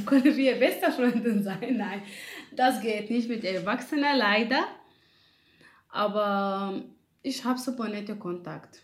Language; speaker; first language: German; non-native, learner; Arabic